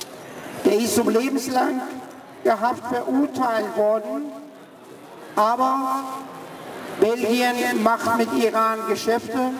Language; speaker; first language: German; early bilingual, other home language; Persian